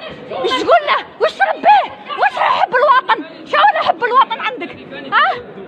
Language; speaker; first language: Arabic; native; Arabic